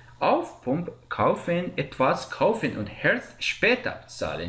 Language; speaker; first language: German; non-native, fluent; Persian